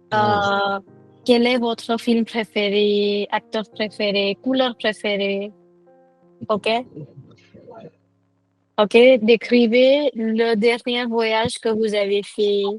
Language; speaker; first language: French; non-native, fluent; Hindi